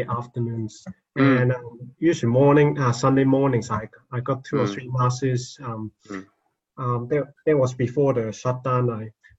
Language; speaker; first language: English; non-native, local second language; Cantonese